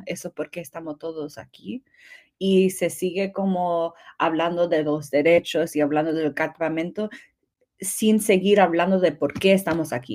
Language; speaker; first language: Spanish; early bilingual, heritage; English